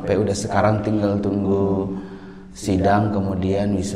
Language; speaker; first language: Indonesian; native; Indonesian